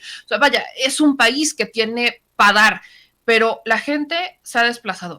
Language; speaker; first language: Spanish; native; Spanish